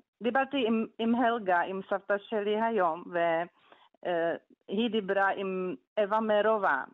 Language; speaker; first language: Hebrew; non-native, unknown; Czech